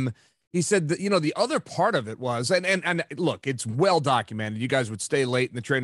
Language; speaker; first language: English; native; English